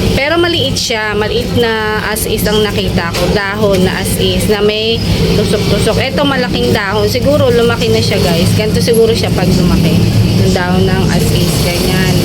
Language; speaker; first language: Filipino; native; Filipino